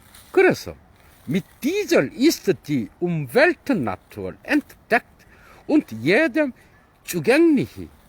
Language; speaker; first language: German; non-native, fluent; Korean